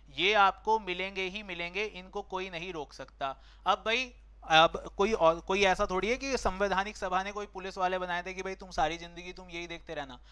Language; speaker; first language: Hindi; native; Hindi